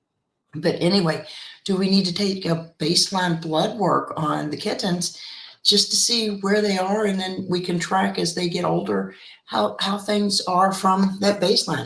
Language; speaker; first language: English; native; English